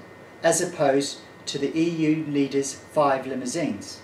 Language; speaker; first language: English; native; English